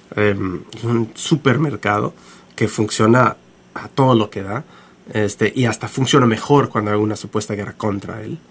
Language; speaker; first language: Spanish; non-native, fluent; English